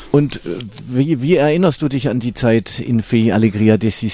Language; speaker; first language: German; native; German